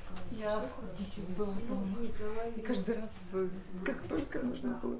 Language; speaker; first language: Russian; native; Russian